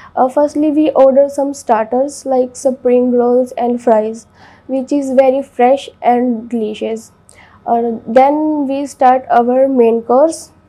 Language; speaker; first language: English; non-native, local second language; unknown